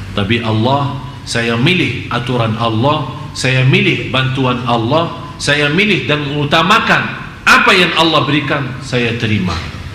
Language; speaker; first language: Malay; non-native, fluent; Arabic